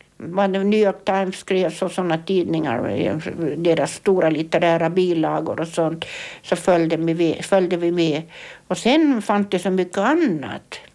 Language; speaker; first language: Swedish; native; Swedish